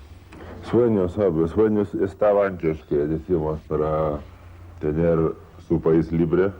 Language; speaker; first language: Spanish; non-native, learner; Lithuanian